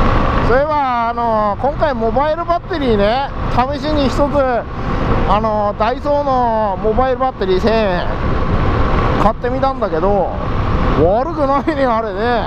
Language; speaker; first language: Japanese; native; Japanese